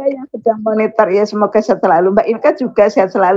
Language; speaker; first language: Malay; non-native, local second language; Javanese